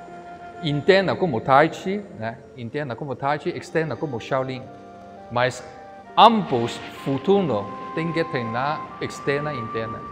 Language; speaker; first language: Portuguese; non-native, learner; Chinese